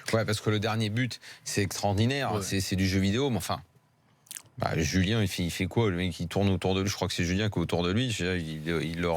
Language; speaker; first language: French; native; French